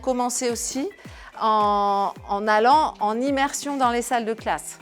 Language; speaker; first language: French; native; French